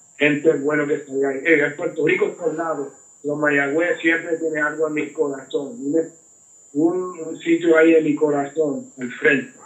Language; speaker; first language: Spanish; early bilingual, heritage; Spanish